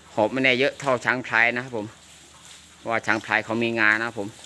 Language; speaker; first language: Thai; non-native, local second language; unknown